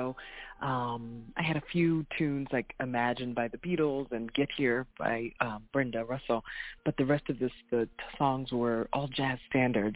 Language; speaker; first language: English; native; English